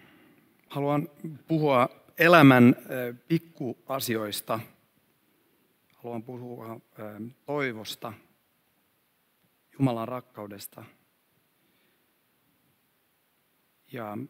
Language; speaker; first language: Finnish; non-native, fluent; Swedish